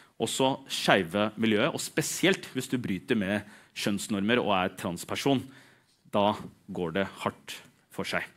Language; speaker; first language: Norwegian; early bilingual, other home language; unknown